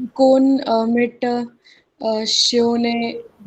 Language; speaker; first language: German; non-native, learner; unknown